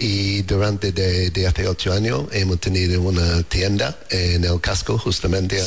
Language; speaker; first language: Spanish; non-native, learner; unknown